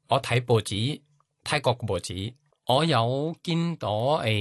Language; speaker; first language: Cantonese; non-native, learner; Thai